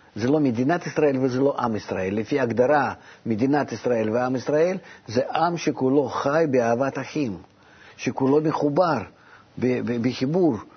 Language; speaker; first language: Hebrew; non-native, fluent; Russian